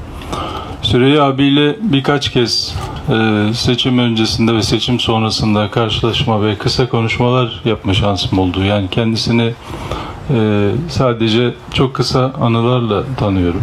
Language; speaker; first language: Turkish; native; Turkish